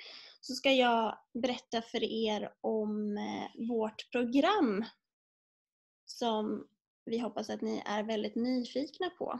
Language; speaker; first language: Swedish; native; Swedish